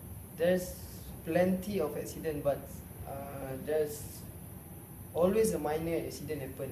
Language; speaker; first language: English; non-native, local second language; Malay